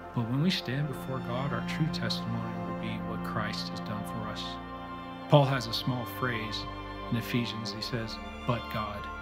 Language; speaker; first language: English; native; English